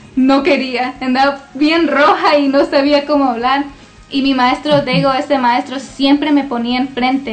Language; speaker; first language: Spanish; early bilingual, heritage; Spanish